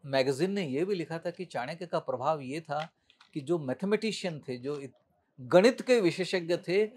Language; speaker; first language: Hindi; native; Hindi